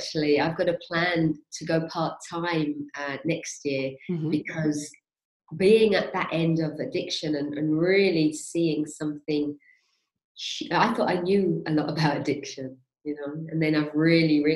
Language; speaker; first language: English; native; English